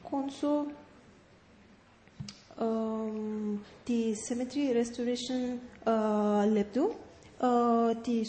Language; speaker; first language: Italian; native; Italian